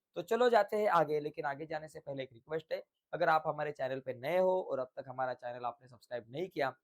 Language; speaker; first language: Hindi; non-native, local second language; Marathi